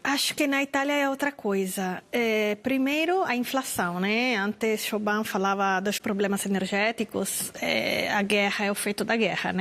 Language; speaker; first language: Portuguese; non-native, fluent; Italian